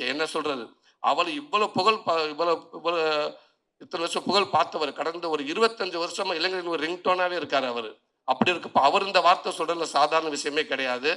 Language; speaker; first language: Tamil; native; Tamil